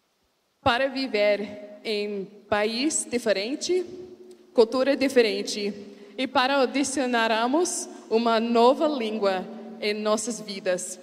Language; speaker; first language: Portuguese; non-native, learner; English